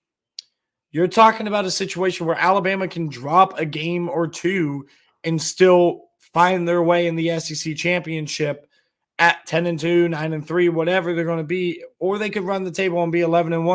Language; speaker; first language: English; native; English